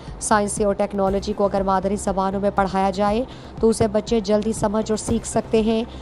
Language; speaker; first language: Urdu; non-native, local second language; Baluchi